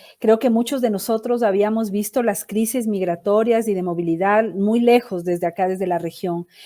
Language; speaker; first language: Spanish; native; Spanish